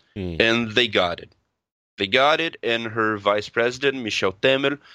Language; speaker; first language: English; non-native, fluent; Portuguese